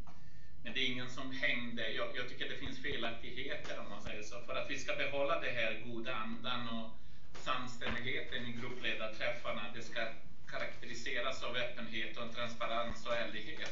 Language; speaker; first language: Swedish; non-native, fluent; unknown